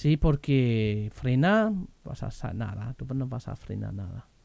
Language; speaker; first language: Spanish; non-native, fluent; German